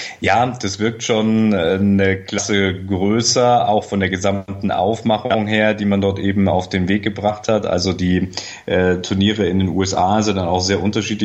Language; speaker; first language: German; native; German